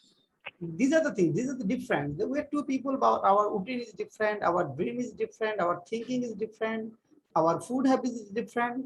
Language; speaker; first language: English; non-native, fluent; Bangla